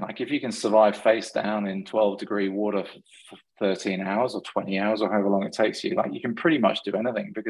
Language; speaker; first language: English; native; English